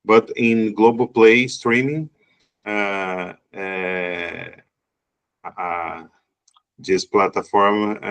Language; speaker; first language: English; non-native, learner; Portuguese